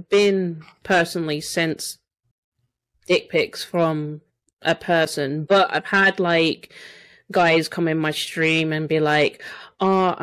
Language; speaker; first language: English; native; English